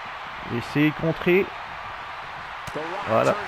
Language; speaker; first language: French; native; French